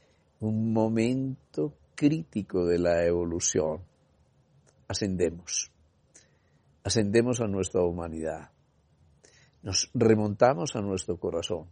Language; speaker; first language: Spanish; native; Spanish